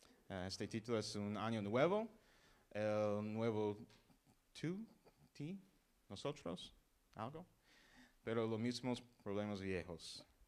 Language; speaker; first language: Spanish; non-native, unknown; English